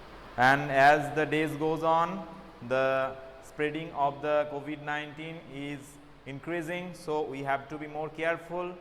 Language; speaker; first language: English; non-native, local second language; Bangla